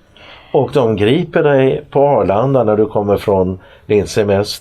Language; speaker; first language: Swedish; native; Swedish